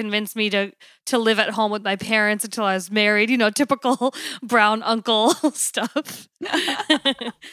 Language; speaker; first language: English; native; English